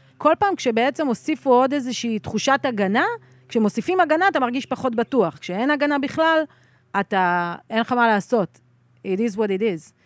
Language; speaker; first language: Hebrew; native; Hebrew